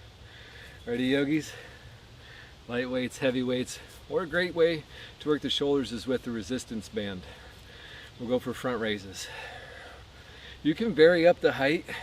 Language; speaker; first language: English; native; English